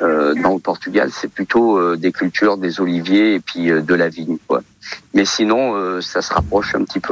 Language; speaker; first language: French; early bilingual, other home language; Portuguese